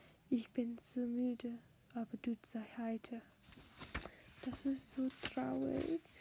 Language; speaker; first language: German; non-native, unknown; English